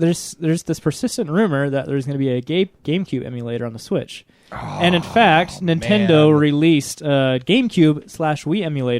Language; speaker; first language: English; native; English